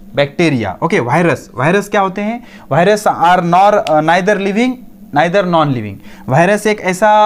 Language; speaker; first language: Hindi; non-native, local second language; Marathi